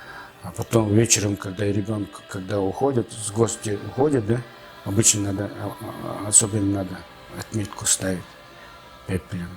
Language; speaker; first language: Russian; non-native, fluent; Mongolian